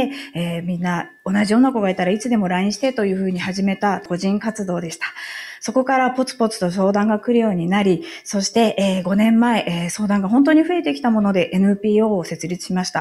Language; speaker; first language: Japanese; native; Japanese